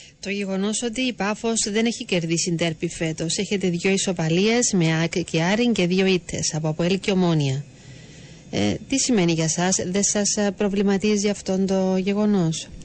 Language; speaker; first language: Greek; native; Greek